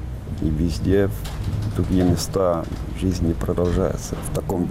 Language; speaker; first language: Russian; non-native, fluent; Estonian